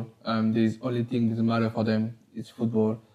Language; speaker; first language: English; non-native, learner; French